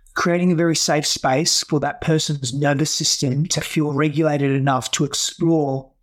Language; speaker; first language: English; non-native, local second language; Greek